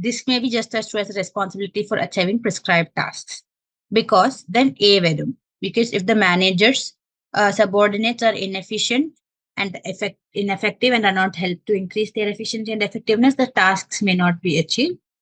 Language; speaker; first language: English; non-native, local second language; Malayalam